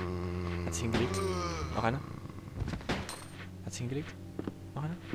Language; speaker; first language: German; native; German